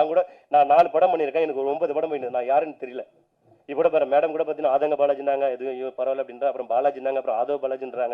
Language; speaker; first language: Tamil; native; Tamil